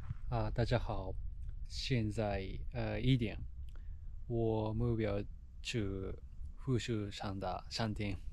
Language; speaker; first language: Chinese; non-native, learner; Japanese